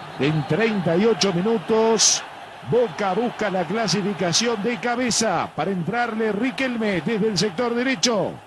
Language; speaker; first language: Spanish; native; Spanish